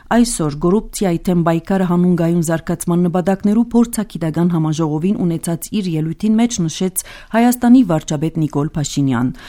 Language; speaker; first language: Armenian; early bilingual, heritage; Armenian